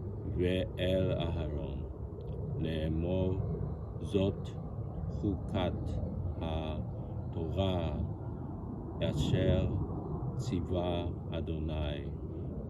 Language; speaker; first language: Hebrew; non-native, learner; Japanese